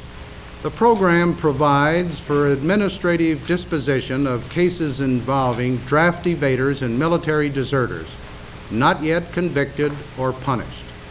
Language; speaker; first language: English; native; English